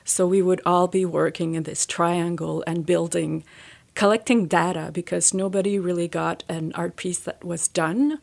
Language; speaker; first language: English; native; English